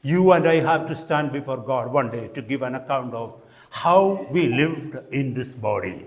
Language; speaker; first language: English; non-native, local second language; Malayalam